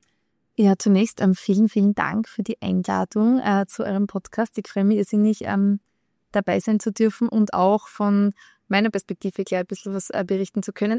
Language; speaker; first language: German; native; German